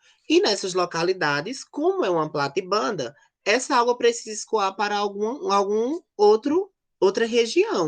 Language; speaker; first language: Portuguese; native; Portuguese